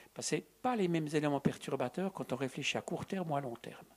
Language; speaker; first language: French; native; French